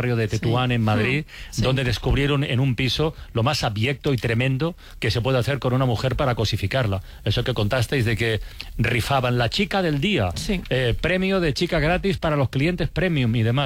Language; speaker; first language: Spanish; native; Spanish